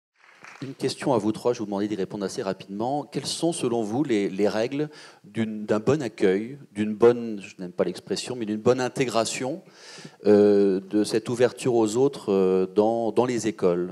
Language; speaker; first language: French; native; French